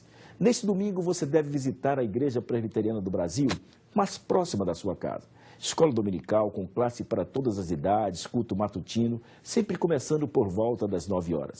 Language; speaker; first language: Portuguese; native; Portuguese